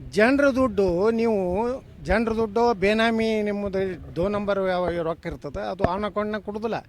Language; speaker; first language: Kannada; native; Kannada